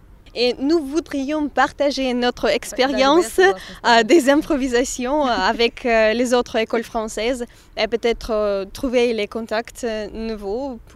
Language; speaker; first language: French; non-native, fluent; Russian